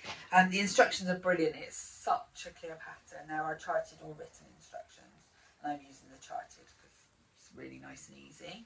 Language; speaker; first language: English; native; English